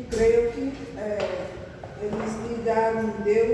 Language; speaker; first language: Portuguese; non-native, learner; Spanish